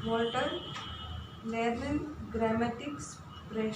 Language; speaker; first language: German; non-native, learner; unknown